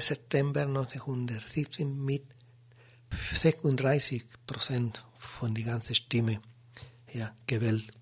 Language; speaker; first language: German; non-native, learner; Spanish